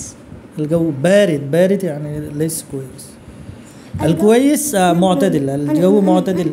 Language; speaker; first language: Arabic; non-native, fluent; Bangla